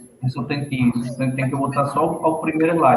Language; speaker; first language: Portuguese; native; Portuguese